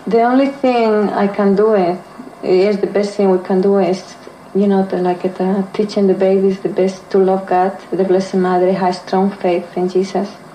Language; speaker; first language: English; non-native, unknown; Spanish